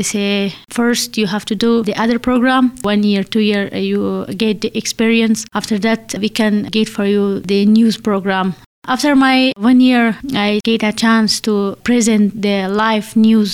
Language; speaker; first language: English; non-native, learner; Persian